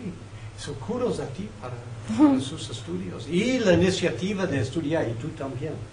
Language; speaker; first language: Spanish; non-native, fluent; French